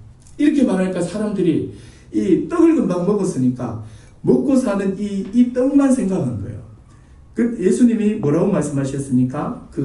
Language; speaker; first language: Korean; native; Korean